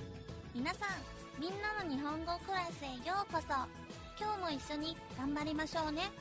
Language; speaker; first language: Japanese; non-native, fluent; Chinese